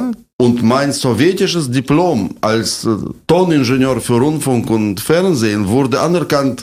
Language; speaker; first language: German; non-native, fluent; Russian